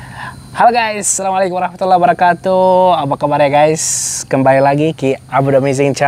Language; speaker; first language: Indonesian; non-native, fluent; Arabic